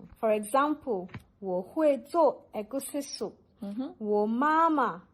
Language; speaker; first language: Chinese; non-native, learner; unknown